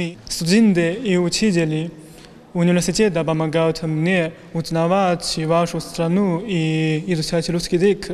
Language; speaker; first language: Russian; non-native, learner; Chinese